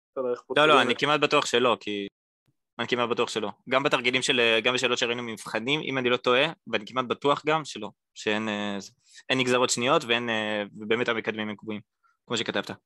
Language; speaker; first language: Hebrew; native; Hebrew